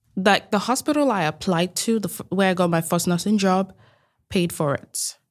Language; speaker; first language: English; non-native, local second language; Igbo